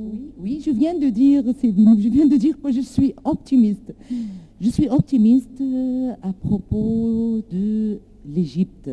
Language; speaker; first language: French; non-native, learner; Arabic